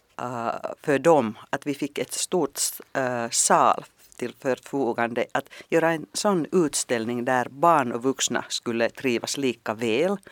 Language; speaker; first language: Swedish; non-native, fluent; Finnish